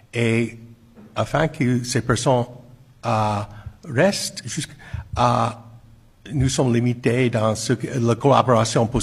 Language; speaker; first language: French; non-native, fluent; English